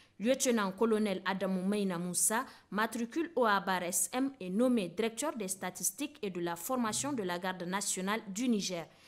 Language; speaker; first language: French; non-native, local second language; Hausa